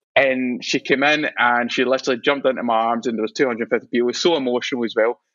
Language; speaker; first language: English; native; English